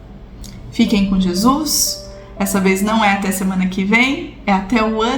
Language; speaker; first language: Portuguese; native; Portuguese